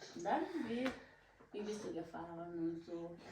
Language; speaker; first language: German; non-native, learner; French